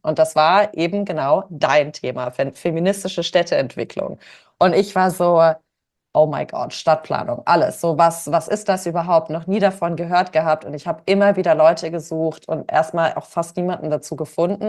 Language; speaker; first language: German; native; German